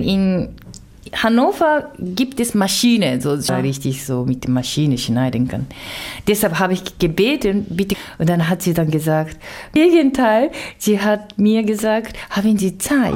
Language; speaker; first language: German; non-native, fluent; Japanese